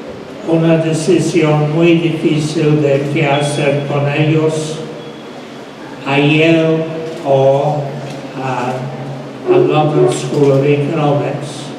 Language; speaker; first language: Spanish; non-native, fluent; English